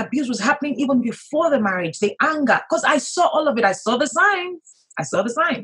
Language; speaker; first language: English; non-native, local second language; Yoruba